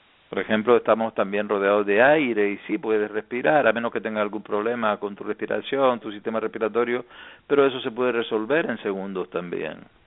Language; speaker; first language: Spanish; native; Spanish